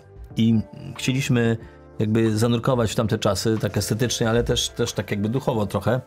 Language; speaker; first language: Polish; native; Polish